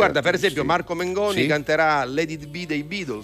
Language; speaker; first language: Italian; native; Italian